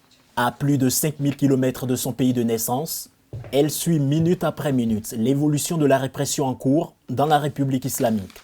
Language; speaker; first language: French; native; French